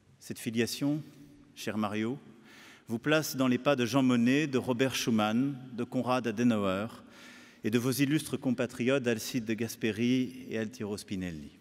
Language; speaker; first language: French; native; French